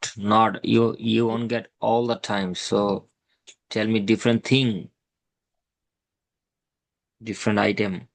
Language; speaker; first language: English; non-native, fluent; Bangla